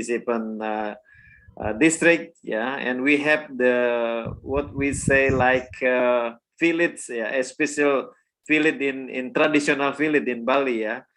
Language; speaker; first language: English; non-native, learner; Indonesian